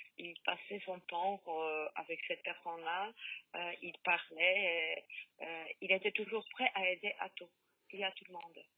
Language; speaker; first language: French; non-native, learner; Polish